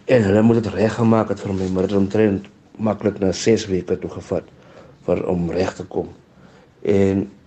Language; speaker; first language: Afrikaans; native; Afrikaans